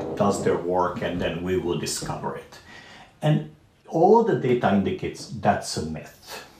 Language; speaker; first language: English; non-native, fluent; Romanian